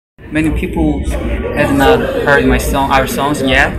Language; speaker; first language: English; non-native, learner; Korean